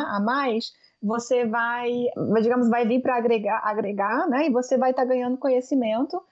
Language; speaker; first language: Portuguese; native; Portuguese